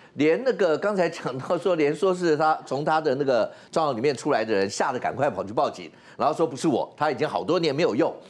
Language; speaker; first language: Chinese; native; Chinese